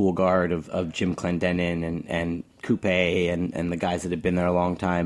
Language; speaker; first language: English; native; English